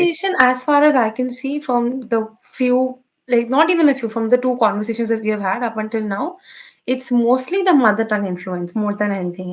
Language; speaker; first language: English; non-native, local second language; Bangla